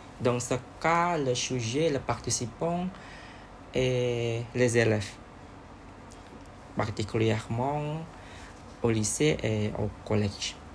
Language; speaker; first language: French; non-native, learner; Indonesian